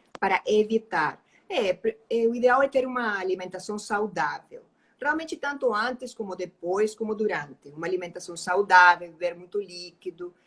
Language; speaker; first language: Portuguese; non-native, fluent; Spanish